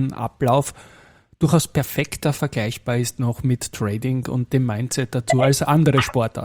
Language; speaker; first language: German; native; German